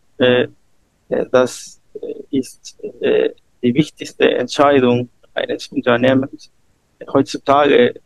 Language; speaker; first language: German; non-native, learner; Spanish